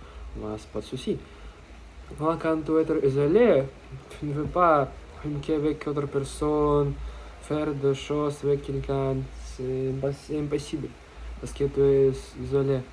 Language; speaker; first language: French; non-native, learner; Russian